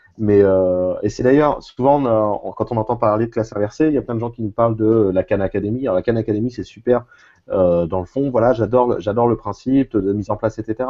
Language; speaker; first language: French; native; French